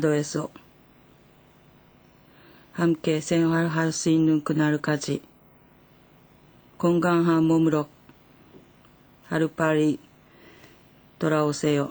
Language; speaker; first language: Korean; non-native, fluent; Japanese